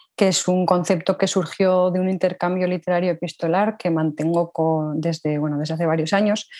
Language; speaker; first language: Spanish; native; Spanish